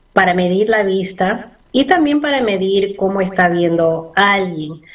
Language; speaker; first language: Spanish; early bilingual, heritage; Spanish